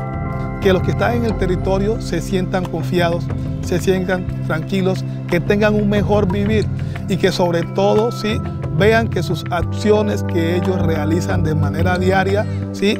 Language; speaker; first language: Spanish; native; Spanish